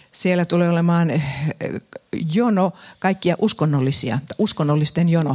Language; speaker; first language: Finnish; native; Finnish